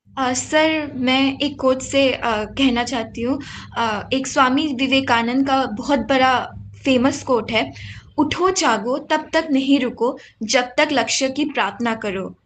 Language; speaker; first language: Hindi; non-native, local second language; Assamese